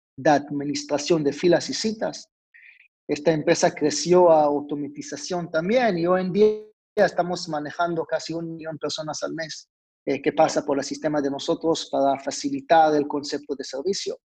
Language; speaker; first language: Spanish; non-native, fluent; Hebrew